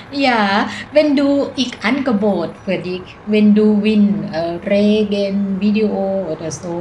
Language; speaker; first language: German; non-native, learner; Thai